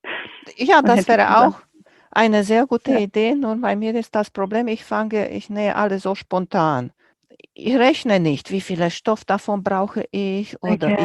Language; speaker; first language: German; non-native, fluent; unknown